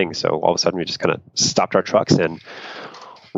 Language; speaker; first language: English; native; English